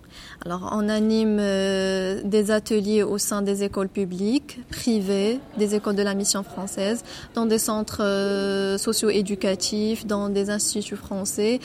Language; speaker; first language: French; non-native, local second language; Arabic